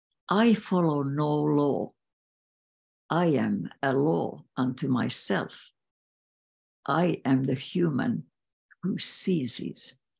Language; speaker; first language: English; non-native, fluent; Swedish